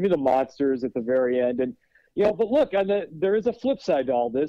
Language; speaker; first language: English; native; English